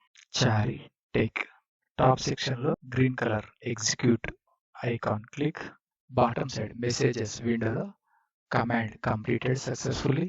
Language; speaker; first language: English; non-native, learner; Telugu